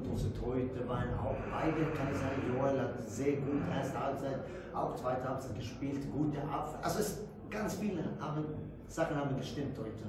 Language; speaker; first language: German; non-native, fluent; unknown